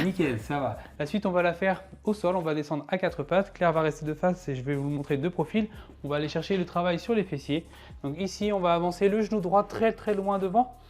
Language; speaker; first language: French; native; French